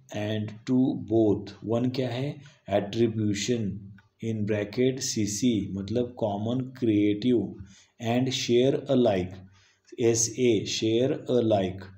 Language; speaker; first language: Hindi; non-native, local second language; Marathi